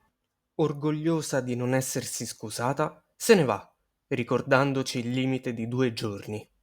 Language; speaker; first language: Italian; native; Italian